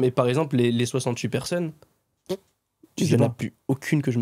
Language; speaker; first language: French; native; French